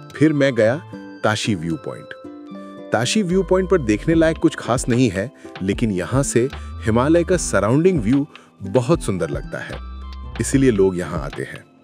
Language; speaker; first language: Hindi; non-native, fluent; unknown